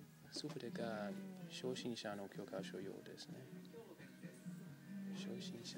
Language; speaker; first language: Japanese; non-native, learner; English